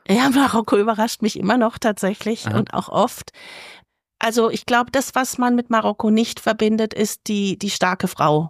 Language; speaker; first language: German; native; German